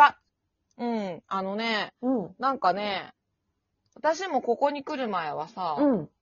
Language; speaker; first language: Japanese; native; Japanese